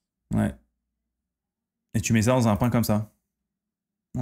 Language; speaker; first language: French; native; French